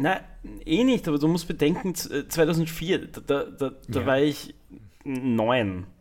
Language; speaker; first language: German; native; German